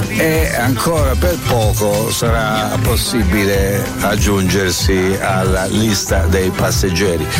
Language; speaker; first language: Italian; native; Italian